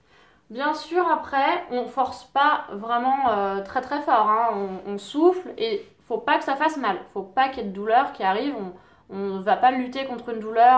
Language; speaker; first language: French; native; French